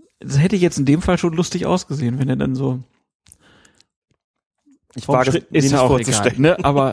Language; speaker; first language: German; native; German